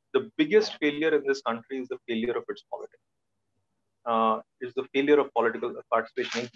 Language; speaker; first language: Hindi; non-native, local second language; Marathi